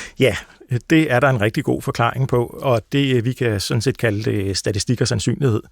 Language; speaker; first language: Danish; native; Danish